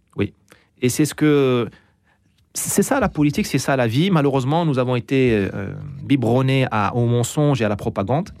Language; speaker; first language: French; non-native, local second language; Arabic